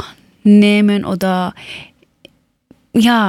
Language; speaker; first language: German; non-native, learner; Persian